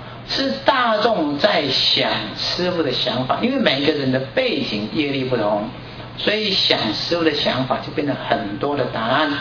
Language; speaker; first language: Chinese; native; Chinese